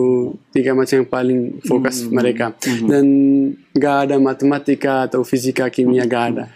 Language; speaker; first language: Indonesian; non-native, fluent; Pashto